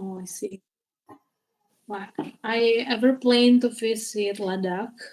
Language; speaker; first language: English; non-native, learner; Indonesian